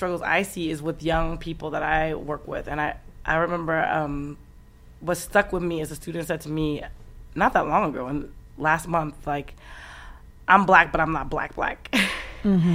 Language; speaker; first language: English; native; English